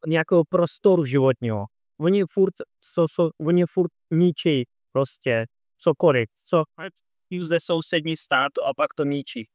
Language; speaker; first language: Czech; non-native, fluent; Russian